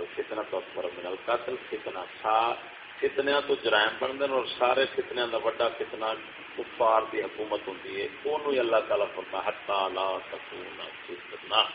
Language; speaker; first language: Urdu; non-native, local second language; Punjabi